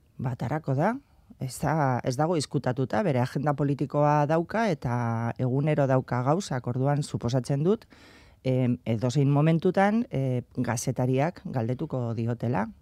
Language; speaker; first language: Basque; non-native, local second language; Spanish